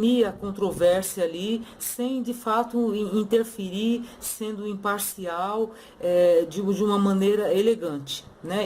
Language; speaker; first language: Portuguese; native; Portuguese